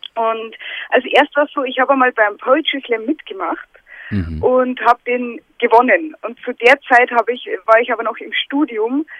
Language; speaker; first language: German; native; German